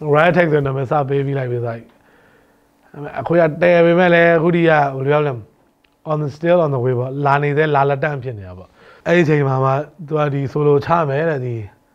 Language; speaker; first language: Burmese; native; Burmese